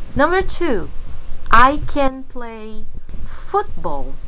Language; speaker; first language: English; non-native, fluent; Portuguese